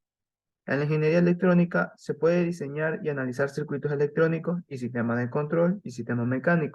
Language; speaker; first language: Spanish; native; Spanish